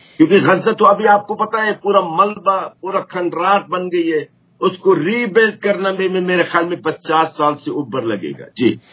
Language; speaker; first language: Urdu; non-native, fluent; Arabic